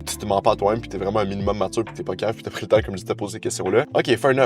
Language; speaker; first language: French; native; French